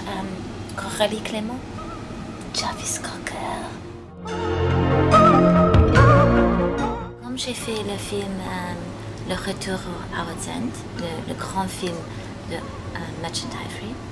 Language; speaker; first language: French; non-native, fluent; English